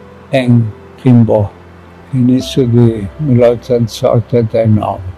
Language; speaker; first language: Portuguese; non-native, fluent; German